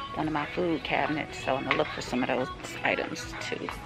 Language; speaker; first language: English; native; English